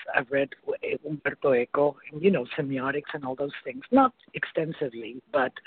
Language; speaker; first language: English; non-native, fluent; Spanish